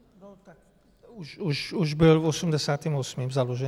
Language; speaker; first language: Czech; non-native, fluent; Hungarian